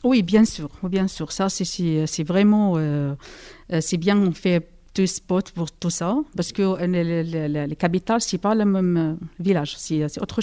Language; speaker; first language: French; non-native, learner; Arabic